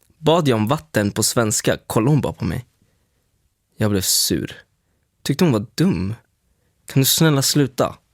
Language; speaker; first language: Swedish; early bilingual, other home language; Spanish